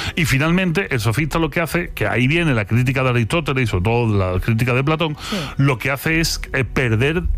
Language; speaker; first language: Spanish; native; Spanish